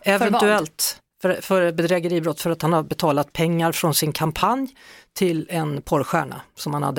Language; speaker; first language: Swedish; native; Swedish